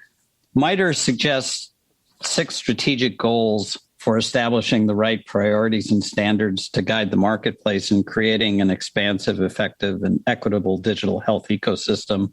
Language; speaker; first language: English; native; English